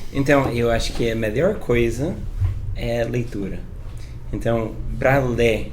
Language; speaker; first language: Portuguese; non-native, fluent; English